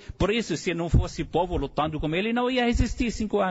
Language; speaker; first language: Portuguese; non-native, fluent; Arabic